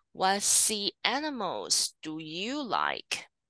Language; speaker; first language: English; non-native, fluent; Chinese